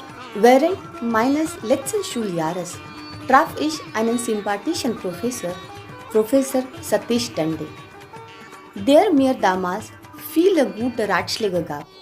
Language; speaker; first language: German; non-native, fluent; Marathi